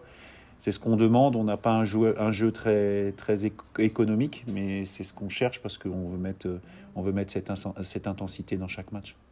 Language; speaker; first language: French; native; French